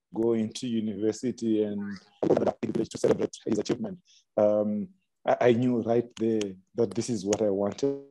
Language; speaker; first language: English; non-native, local second language; Shona